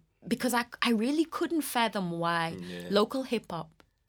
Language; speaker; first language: English; native; English